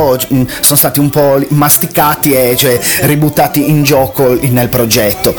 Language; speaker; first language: Italian; native; Italian